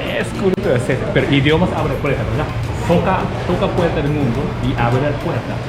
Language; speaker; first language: Spanish; non-native, learner; Japanese